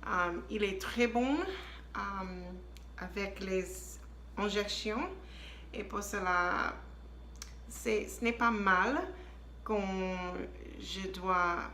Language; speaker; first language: French; non-native, learner; English